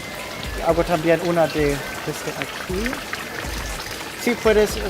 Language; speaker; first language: Spanish; non-native, learner; German